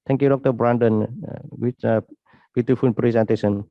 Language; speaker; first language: English; non-native, learner; Vietnamese